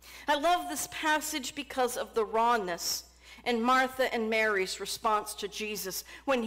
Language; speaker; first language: English; native; English